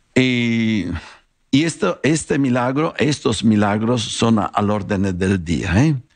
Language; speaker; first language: Spanish; non-native, fluent; Italian